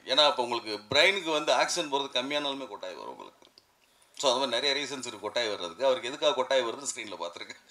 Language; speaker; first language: Tamil; native; Tamil